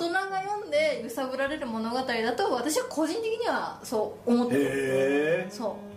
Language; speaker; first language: Japanese; native; Japanese